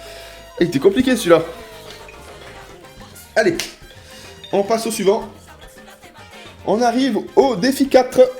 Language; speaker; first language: French; native; French